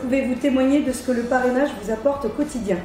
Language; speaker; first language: French; native; French